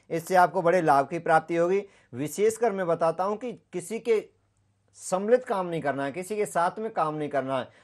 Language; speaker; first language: Hindi; native; Hindi